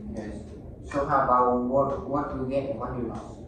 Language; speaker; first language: English; non-native, learner; Vietnamese